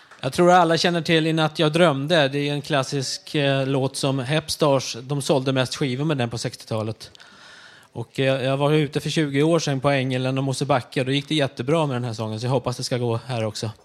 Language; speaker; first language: Swedish; native; Swedish